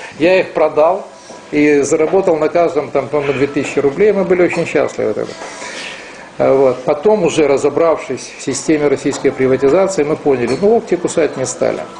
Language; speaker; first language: Russian; non-native, local second language; Romanian